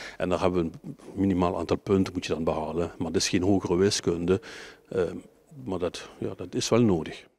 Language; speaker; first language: Dutch; native; Dutch